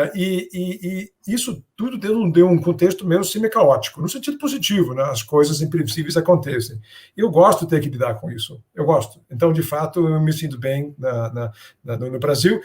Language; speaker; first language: Portuguese; non-native, fluent; Danish